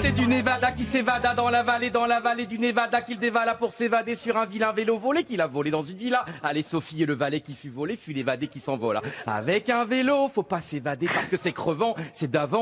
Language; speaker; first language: French; native; French